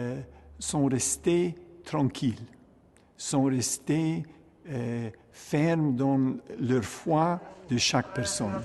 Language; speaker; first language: French; non-native, fluent; Ukrainian